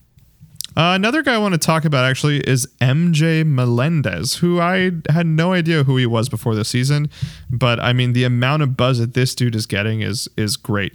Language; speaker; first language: English; native; English